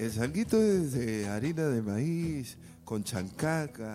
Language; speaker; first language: Spanish; native; Spanish